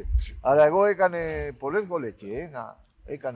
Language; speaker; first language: Greek; non-native, learner; Spanish